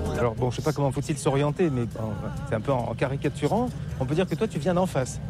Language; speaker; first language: French; native; French